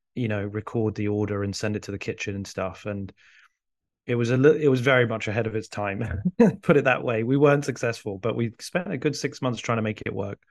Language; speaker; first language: English; early bilingual, other home language; Arabic